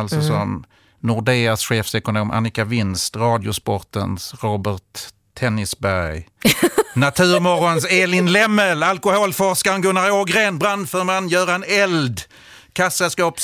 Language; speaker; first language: Swedish; native; Swedish